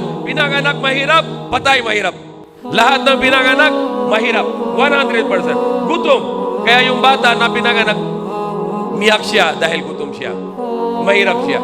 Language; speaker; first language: Filipino; non-native, learner; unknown